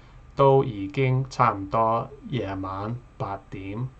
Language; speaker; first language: Cantonese; non-native, learner; English